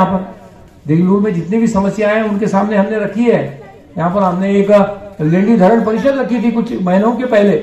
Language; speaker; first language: Hindi; non-native, local second language; Marathi